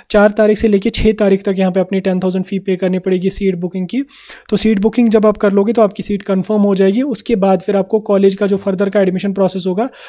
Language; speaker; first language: Hindi; non-native, local second language; Kashmiri